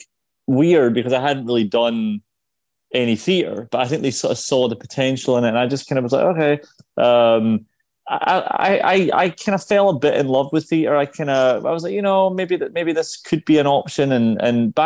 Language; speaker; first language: English; native; English